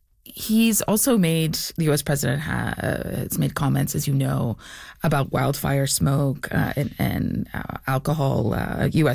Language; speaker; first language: English; native; English